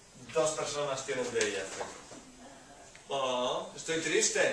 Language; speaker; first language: Spanish; non-native, fluent; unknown